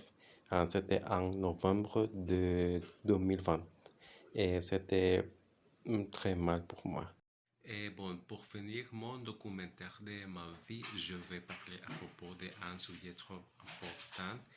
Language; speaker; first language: French; non-native, learner; Spanish